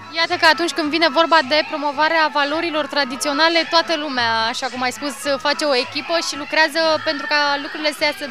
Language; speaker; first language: Romanian; native; Romanian